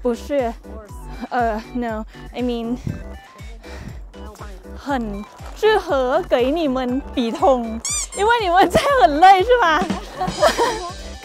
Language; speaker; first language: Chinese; non-native, learner; Thai